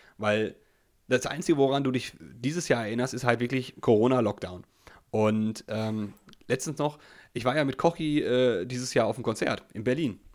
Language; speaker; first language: German; early bilingual, other home language; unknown